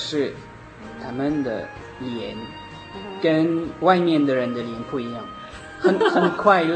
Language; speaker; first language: Chinese; non-native, learner; French